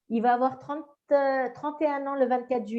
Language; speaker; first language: French; native; French